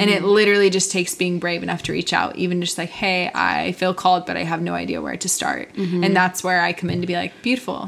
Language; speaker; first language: English; early bilingual, other home language; Spanish